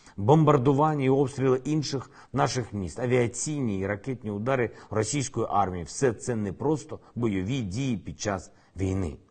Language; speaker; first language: Ukrainian; non-native, local second language; Russian